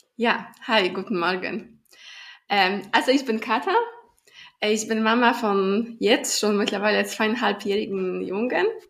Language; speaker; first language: German; non-native, fluent; Polish